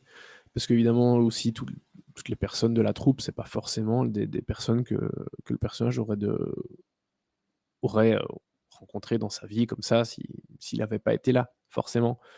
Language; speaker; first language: French; native; French